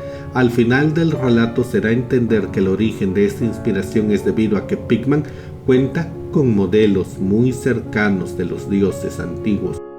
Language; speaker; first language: Spanish; native; Spanish